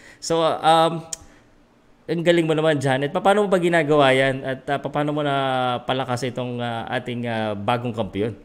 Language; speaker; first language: Filipino; native; Filipino